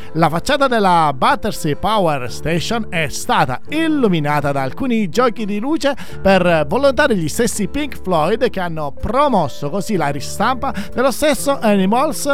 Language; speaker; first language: Italian; native; Italian